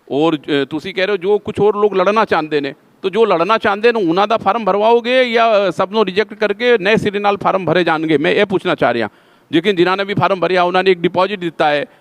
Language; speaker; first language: Hindi; non-native, local second language; Punjabi